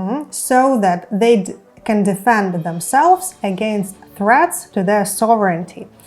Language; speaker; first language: English; non-native, fluent; Ukrainian